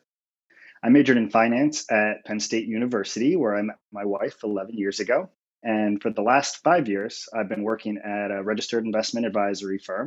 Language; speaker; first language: English; native; English